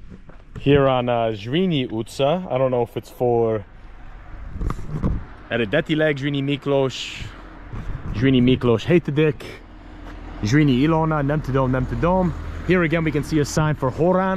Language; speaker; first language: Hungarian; non-native, learner; English